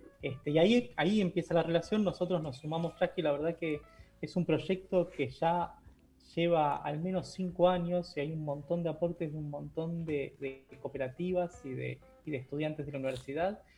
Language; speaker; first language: Spanish; native; Spanish